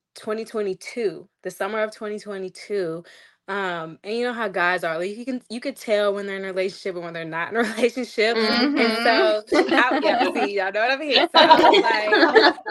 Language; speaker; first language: English; native; English